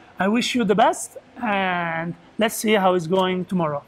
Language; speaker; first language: English; non-native, learner; Italian